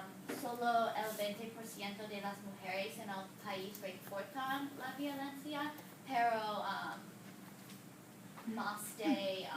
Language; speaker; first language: Spanish; non-native, learner; English